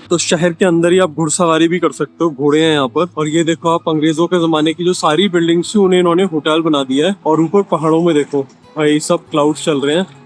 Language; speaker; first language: Hindi; native; Hindi